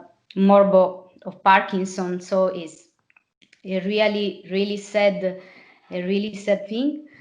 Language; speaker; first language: English; non-native, fluent; Italian